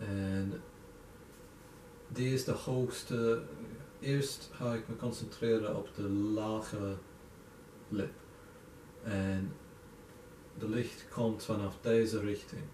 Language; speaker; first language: Dutch; non-native, fluent; English